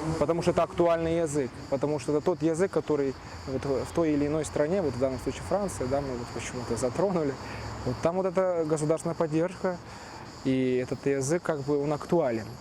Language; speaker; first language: Russian; early bilingual, other home language; Turkish